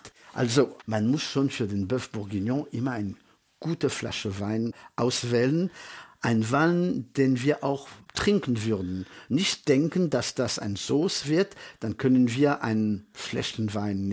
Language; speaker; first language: German; early bilingual, heritage; French